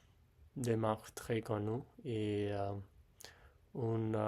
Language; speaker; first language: French; non-native, learner; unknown